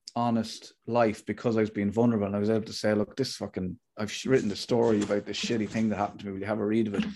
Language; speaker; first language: English; native; English